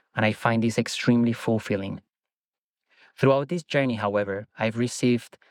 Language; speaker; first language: English; non-native, fluent; Spanish